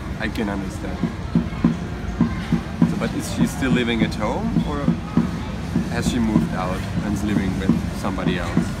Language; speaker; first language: English; non-native, fluent; German